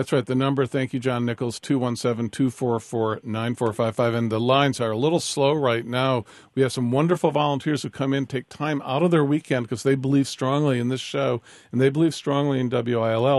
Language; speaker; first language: English; native; English